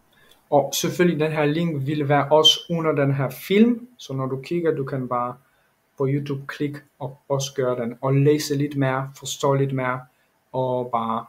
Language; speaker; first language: Danish; non-native, learner; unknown